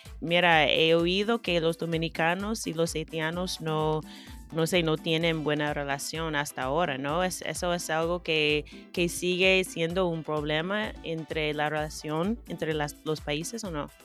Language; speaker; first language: Spanish; non-native, fluent; English